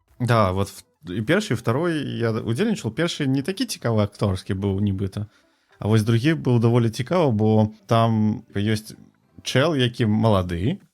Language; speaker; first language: Belarusian; non-native, local second language; Russian